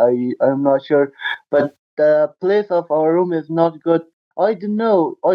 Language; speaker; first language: English; non-native, learner; Persian